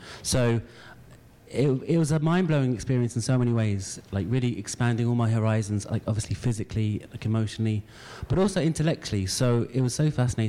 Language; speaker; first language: English; native; English